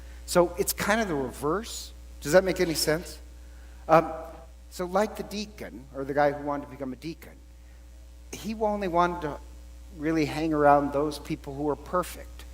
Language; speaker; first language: English; native; English